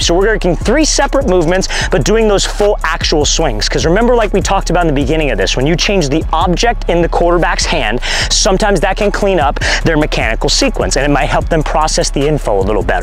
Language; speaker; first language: English; native; English